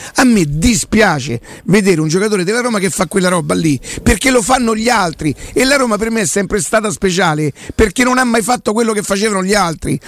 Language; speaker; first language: Italian; native; Italian